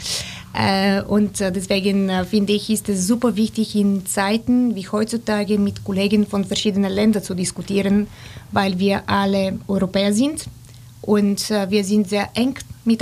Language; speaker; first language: German; non-native, fluent; Bulgarian